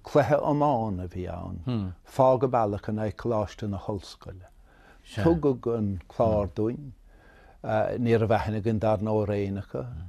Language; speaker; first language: Irish; native; Irish